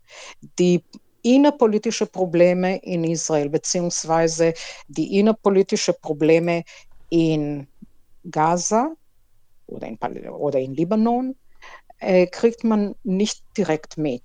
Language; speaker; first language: German; non-native, fluent; Hebrew